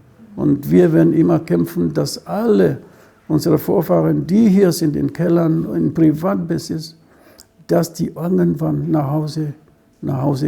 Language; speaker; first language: German; non-native, fluent; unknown